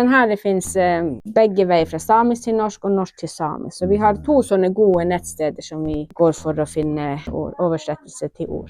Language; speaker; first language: Norwegian; non-native, local second language; Northern Sami